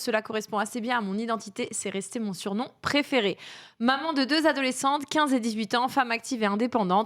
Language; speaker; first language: French; native; French